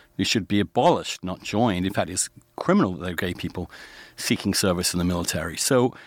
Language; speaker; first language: English; native; English